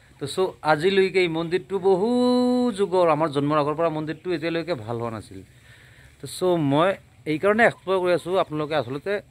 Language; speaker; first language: Assamese; non-native, local second language; Bangla